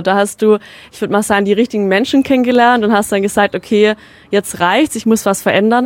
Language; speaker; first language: German; native; German